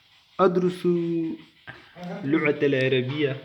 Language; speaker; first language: Arabic; non-native, learner; Urdu